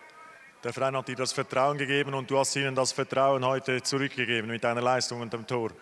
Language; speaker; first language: German; native; German